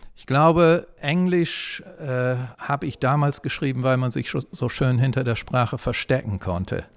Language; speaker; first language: German; native; German